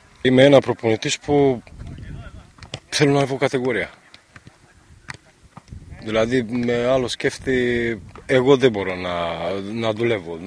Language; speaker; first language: Greek; non-native, learner; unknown